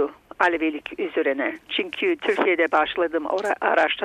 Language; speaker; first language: Turkish; non-native, fluent; Bulgarian